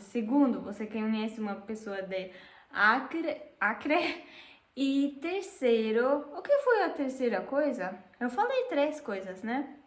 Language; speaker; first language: Portuguese; non-native, fluent; German